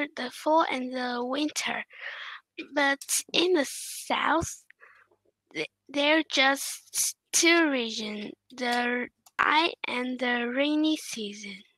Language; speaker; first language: English; non-native, learner; Vietnamese